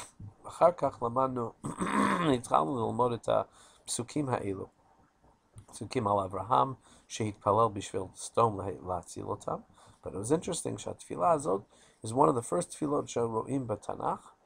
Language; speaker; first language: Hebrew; non-native, fluent; English